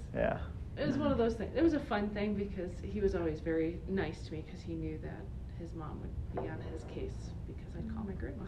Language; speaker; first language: English; native; English